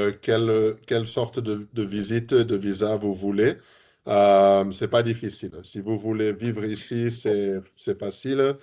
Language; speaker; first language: French; early bilingual, heritage; English